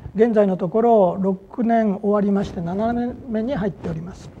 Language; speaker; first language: Japanese; native; Japanese